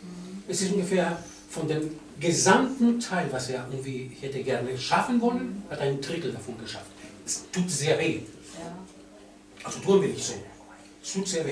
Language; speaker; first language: German; non-native, fluent; Spanish